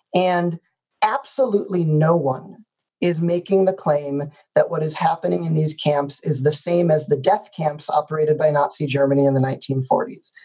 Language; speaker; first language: English; native; English